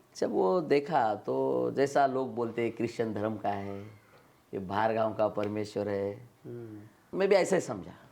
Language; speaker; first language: Hindi; non-native, local second language; Marathi